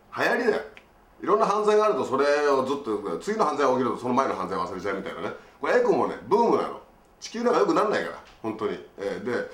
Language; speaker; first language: Japanese; native; Japanese